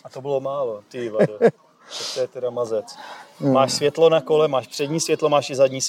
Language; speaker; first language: Czech; native; Czech